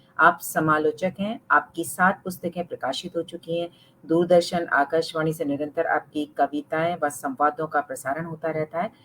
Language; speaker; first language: Hindi; native; Hindi